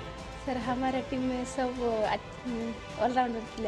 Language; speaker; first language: Hindi; non-native, local second language; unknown